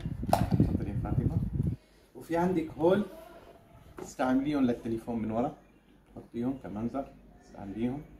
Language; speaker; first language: Arabic; native; Arabic